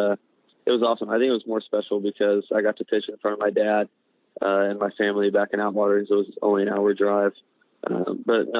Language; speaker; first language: English; native; English